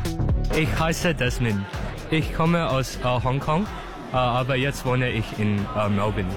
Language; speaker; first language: German; non-native, learner; Cantonese